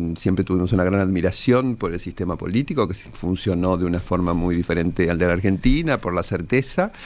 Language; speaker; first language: Spanish; native; Spanish